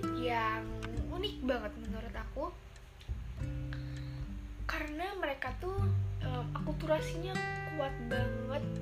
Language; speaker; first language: Indonesian; native; Indonesian